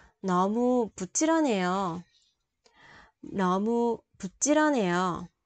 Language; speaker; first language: Korean; non-native, fluent; Vietnamese